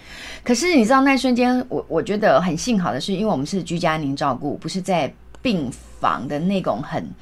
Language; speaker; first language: Chinese; native; Chinese